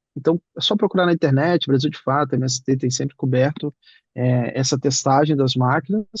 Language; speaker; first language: Portuguese; native; Portuguese